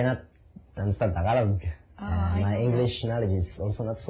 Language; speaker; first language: English; non-native, learner; Japanese